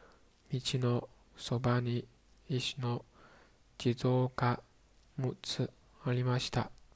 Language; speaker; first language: Japanese; non-native, learner; Chinese